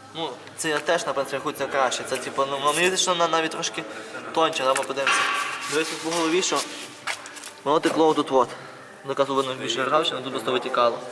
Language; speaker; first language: Ukrainian; native; Ukrainian